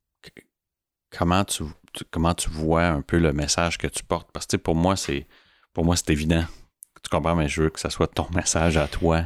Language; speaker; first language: French; native; French